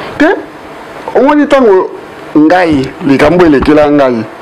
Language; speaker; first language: Lingala; native; Lingala